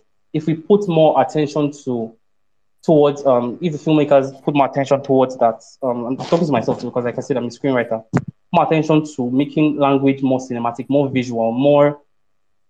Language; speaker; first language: English; non-native, local second language; Yoruba